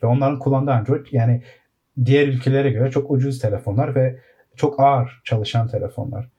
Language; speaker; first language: Turkish; early bilingual, heritage; Turkish